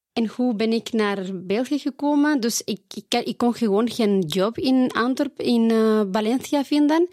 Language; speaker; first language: Dutch; non-native, fluent; Spanish